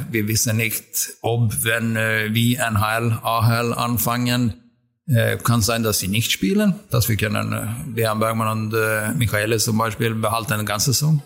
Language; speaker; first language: German; non-native, learner; Swedish